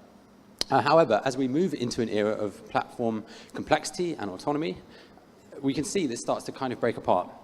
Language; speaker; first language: English; native; English